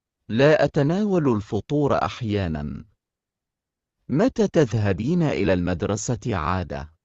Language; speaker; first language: Arabic; non-native, learner; Indonesian